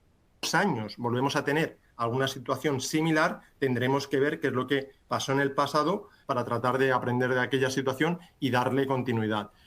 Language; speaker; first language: Spanish; native; Spanish